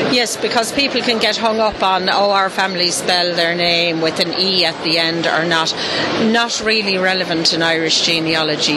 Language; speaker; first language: English; native; English